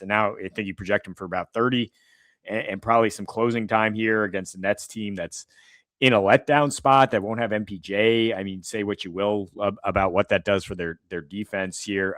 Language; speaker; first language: English; native; English